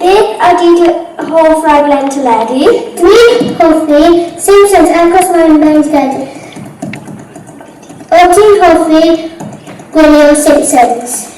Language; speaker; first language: Welsh; non-native, learner; English